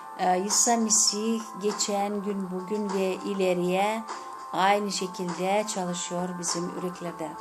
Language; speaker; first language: Turkish; non-native, fluent; Gagauz